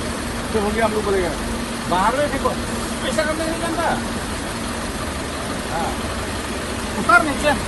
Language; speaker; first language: Hindi; non-native, local second language; Khasi